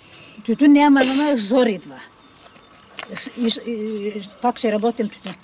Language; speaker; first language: Bulgarian; non-native, local second language; Turkish